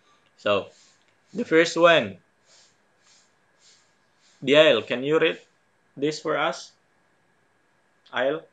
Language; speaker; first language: English; non-native, fluent; Indonesian